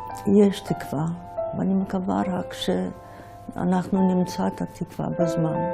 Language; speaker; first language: Hebrew; non-native, fluent; Yiddish